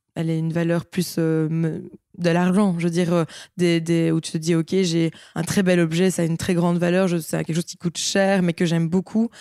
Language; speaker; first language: French; native; French